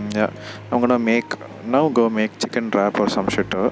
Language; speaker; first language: English; non-native, local second language; Tamil